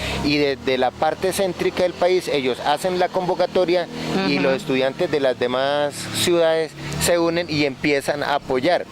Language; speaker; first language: Spanish; native; Spanish